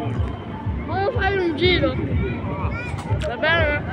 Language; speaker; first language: Italian; early bilingual, other home language; Filipino